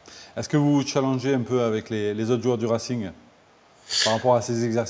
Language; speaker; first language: French; native; French